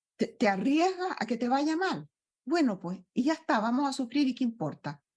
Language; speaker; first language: Spanish; native; Spanish